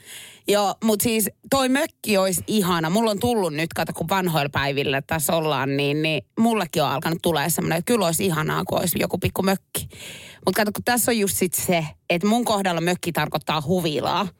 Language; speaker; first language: Finnish; native; Finnish